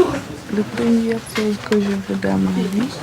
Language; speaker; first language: French; non-native, learner; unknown